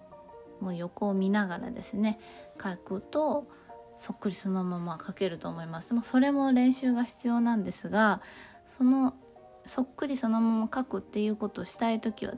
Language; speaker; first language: Japanese; native; Japanese